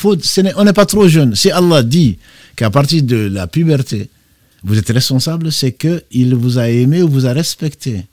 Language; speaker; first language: French; native; French